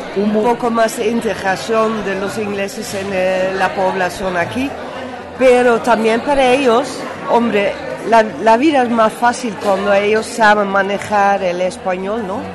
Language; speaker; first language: Spanish; non-native, fluent; Dutch